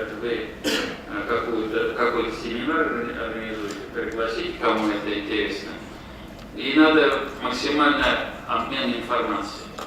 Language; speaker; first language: Russian; non-native, local second language; Tatar